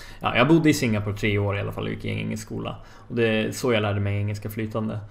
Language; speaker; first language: Swedish; native; Swedish